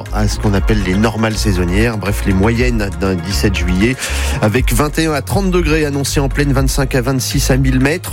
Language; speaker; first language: French; native; French